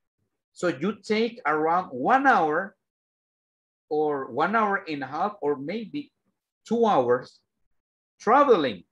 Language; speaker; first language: English; non-native, fluent; Spanish